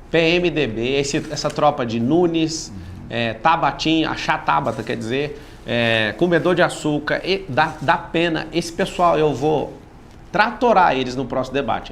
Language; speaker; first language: Portuguese; native; Portuguese